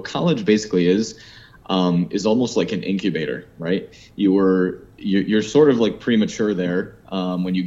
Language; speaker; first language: English; native; English